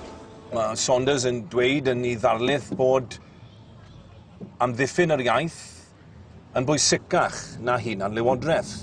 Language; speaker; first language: Welsh; native; Welsh